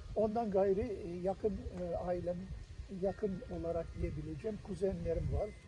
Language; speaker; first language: Turkish; native; Turkish